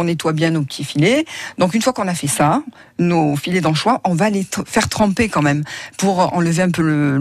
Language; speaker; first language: French; native; French